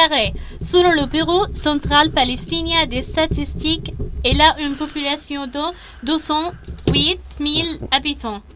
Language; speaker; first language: French; non-native, learner; Arabic